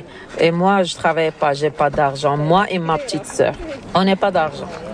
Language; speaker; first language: French; non-native, learner; Arabic